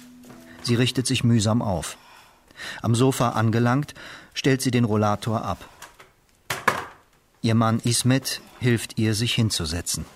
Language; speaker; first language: German; native; German